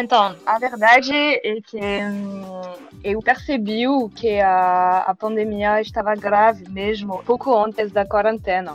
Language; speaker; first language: Portuguese; non-native, learner; French